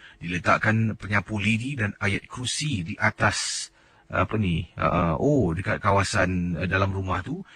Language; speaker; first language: Malay; native; Malay